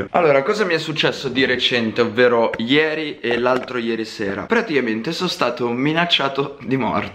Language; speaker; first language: Italian; native; Italian